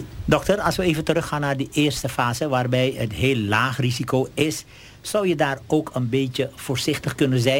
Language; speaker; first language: Dutch; native; Dutch